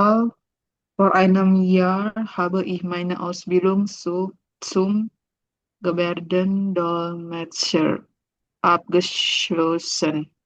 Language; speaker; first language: German; non-native, learner; Indonesian